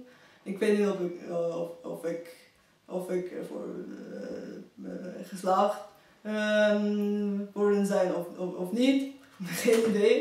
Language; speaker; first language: Dutch; non-native, fluent; Bulgarian